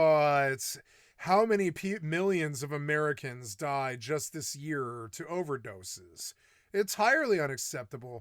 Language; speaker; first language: English; native; English